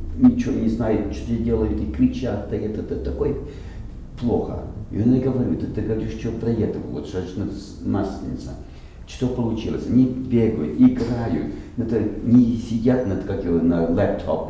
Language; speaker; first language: Russian; early bilingual, other home language; English